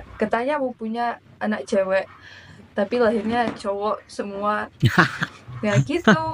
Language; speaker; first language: Indonesian; early bilingual, other home language; Russian